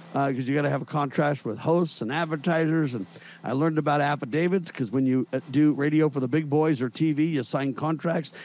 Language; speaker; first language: English; native; English